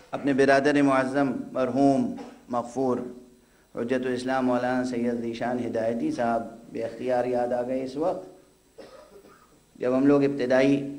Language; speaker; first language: Urdu; native; Urdu